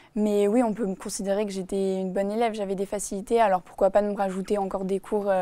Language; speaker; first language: French; native; French